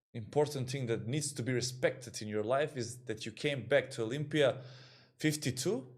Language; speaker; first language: English; non-native, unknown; Macedonian